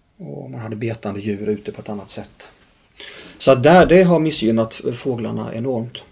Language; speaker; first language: Swedish; native; Swedish